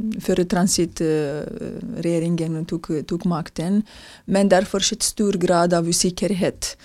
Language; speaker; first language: Norwegian; non-native, fluent; Romanian